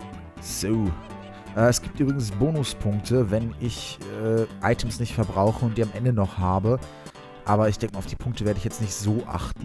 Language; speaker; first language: German; native; German